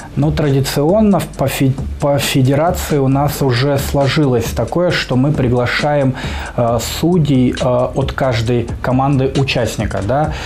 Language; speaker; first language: Russian; native; Russian